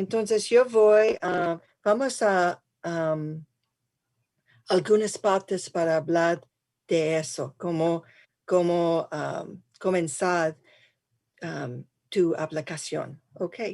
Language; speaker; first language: Spanish; early bilingual, heritage; English